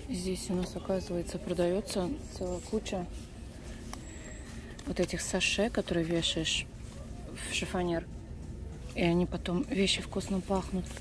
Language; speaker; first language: Russian; native; Russian